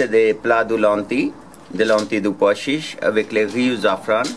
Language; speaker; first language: French; non-native, learner; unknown